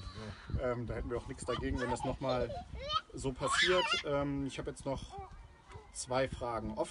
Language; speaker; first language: German; native; German